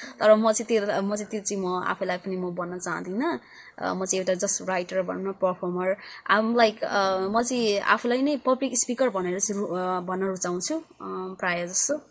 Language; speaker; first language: Nepali; early bilingual, heritage; Nepali